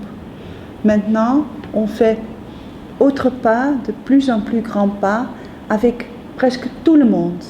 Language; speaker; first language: French; non-native, fluent; Dutch